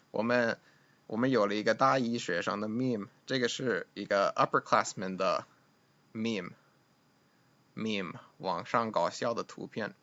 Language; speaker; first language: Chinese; non-native, fluent; English